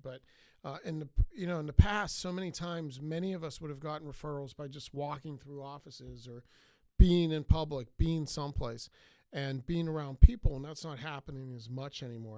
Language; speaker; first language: English; native; English